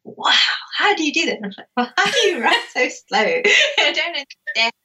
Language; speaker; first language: English; native; English